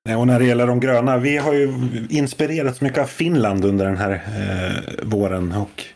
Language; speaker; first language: Swedish; native; Swedish